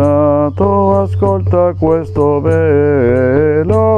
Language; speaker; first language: Italian; non-native, learner; Spanish